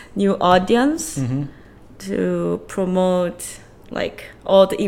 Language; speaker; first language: English; non-native, fluent; Korean